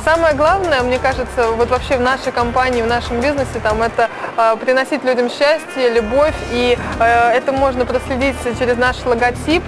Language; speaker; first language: Russian; native; Russian